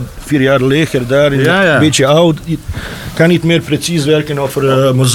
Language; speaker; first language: Dutch; non-native, learner; Bosnian